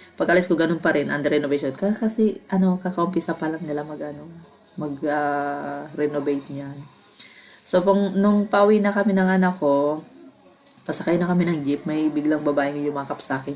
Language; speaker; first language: Filipino; non-native, local second language; Bikol